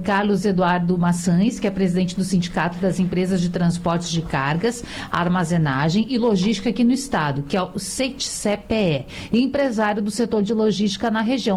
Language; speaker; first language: Portuguese; native; Portuguese